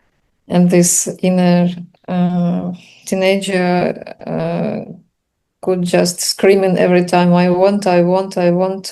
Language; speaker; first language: English; non-native, learner; Russian